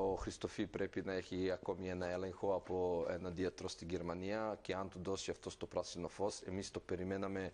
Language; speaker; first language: Greek; non-native, fluent; Serbian